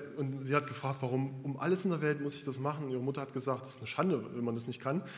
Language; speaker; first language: German; native; German